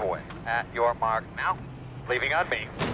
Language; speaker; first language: English; native; English